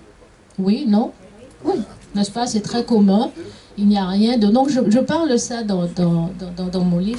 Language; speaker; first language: French; native; French